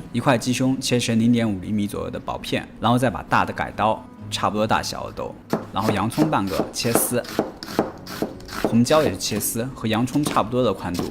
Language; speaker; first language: Chinese; native; Chinese